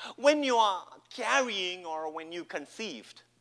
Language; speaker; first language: English; non-native, local second language; Malayalam